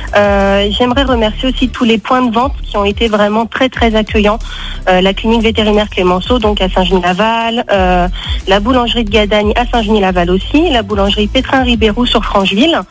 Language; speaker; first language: French; native; French